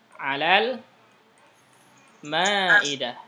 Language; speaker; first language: Arabic; non-native, fluent; Indonesian